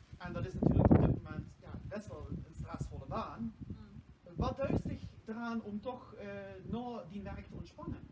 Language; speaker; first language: Dutch; non-native, local second language; Limburgish